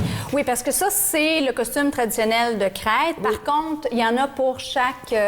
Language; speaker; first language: French; native; French